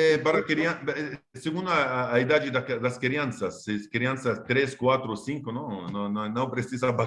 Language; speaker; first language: Portuguese; non-native, fluent; Arabic